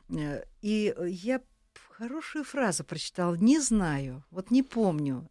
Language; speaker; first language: Russian; native; Russian